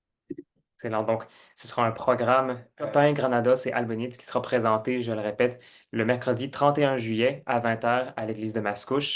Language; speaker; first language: French; native; French